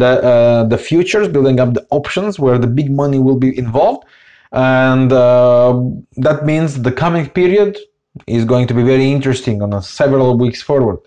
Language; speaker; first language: English; non-native, fluent; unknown